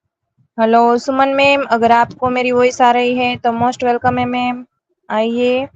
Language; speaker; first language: Hindi; native; Hindi